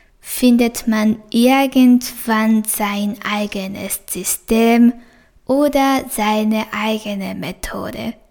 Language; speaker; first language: German; non-native, fluent; Japanese